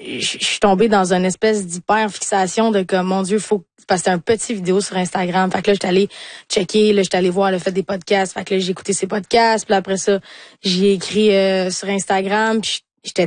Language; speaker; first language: French; native; French